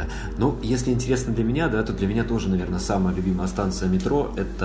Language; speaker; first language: Russian; native; Russian